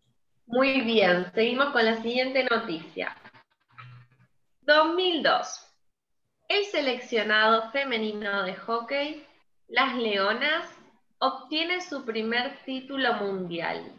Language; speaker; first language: Spanish; native; Spanish